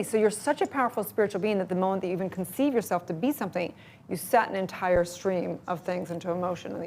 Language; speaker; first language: English; native; English